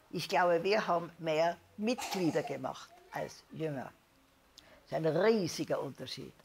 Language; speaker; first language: German; native; German